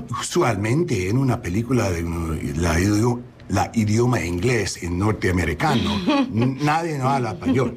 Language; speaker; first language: Spanish; non-native, learner; English